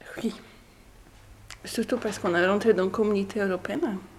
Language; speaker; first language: French; non-native, learner; Polish